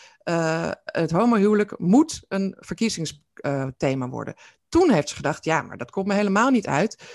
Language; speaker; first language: Dutch; native; Dutch